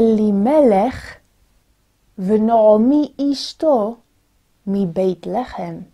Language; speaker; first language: Hebrew; non-native, fluent; English